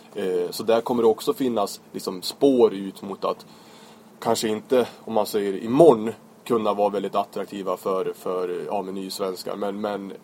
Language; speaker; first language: Swedish; native; Swedish